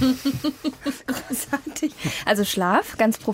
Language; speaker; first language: German; native; German